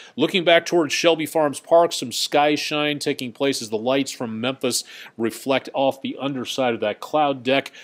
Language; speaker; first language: English; native; English